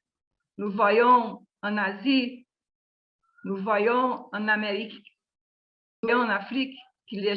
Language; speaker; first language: French; non-native, learner; Portuguese